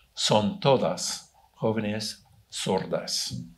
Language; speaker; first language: Spanish; non-native, fluent; English